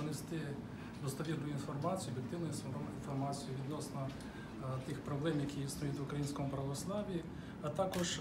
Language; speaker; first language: Ukrainian; native; Ukrainian